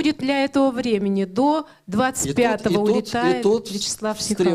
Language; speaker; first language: Russian; native; Russian